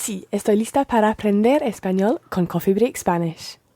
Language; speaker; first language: Spanish; non-native, learner; English